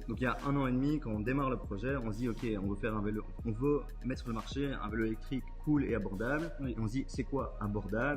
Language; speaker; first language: French; native; French